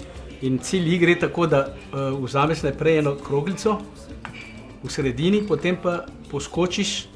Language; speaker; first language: Slovenian; non-native, learner; Malagasy